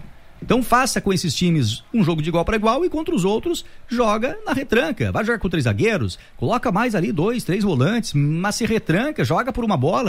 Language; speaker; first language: Portuguese; native; Portuguese